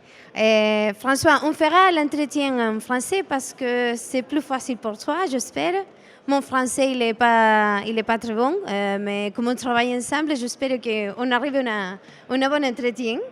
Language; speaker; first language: French; non-native, learner; Spanish